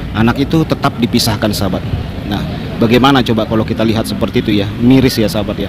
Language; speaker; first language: Indonesian; native; Indonesian